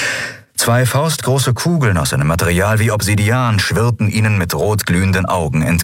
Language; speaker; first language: German; native; German